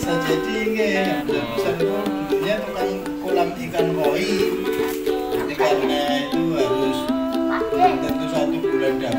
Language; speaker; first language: Indonesian; non-native, local second language; Javanese